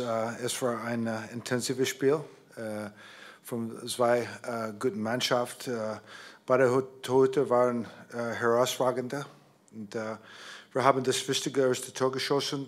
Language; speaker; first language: German; non-native, fluent; English